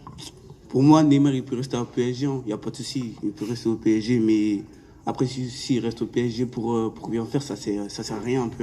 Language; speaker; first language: French; native; French